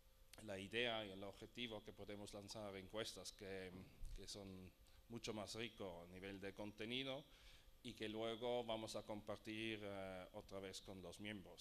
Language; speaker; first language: Spanish; non-native, fluent; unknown